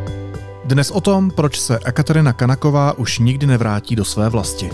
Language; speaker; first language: Czech; native; Czech